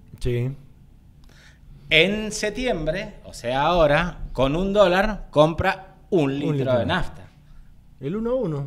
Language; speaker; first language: Spanish; native; Spanish